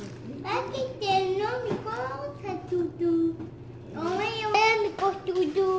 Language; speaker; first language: Spanish; early bilingual, heritage; Spanish